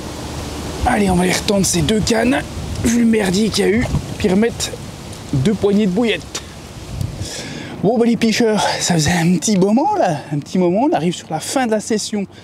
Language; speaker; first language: French; native; French